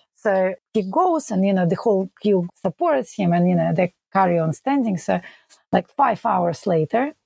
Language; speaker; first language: English; non-native, fluent; Russian